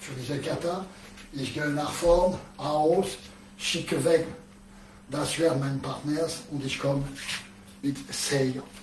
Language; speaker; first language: German; non-native, learner; French